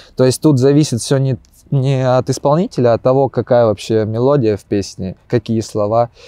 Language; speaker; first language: Russian; native; Russian